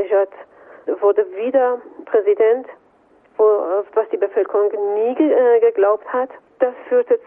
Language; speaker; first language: German; non-native, fluent; Persian